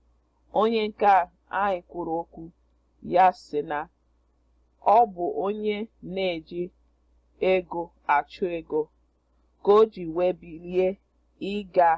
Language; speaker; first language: Igbo; non-native, learner; English